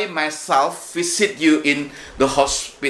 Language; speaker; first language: English; non-native, fluent; Indonesian